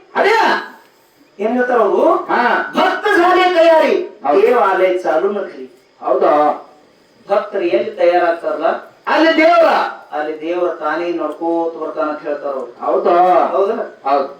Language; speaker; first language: Kannada; non-native, local second language; Lambadi